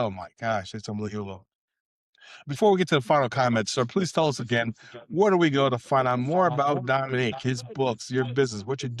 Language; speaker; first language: English; native; English